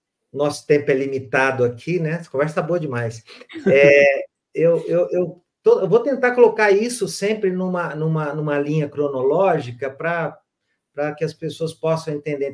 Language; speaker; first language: Portuguese; native; Portuguese